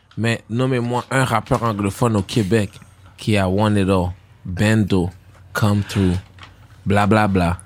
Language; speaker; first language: French; native; French